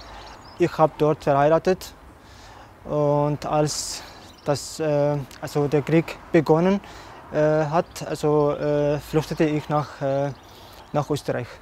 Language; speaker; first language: German; non-native, learner; Arabic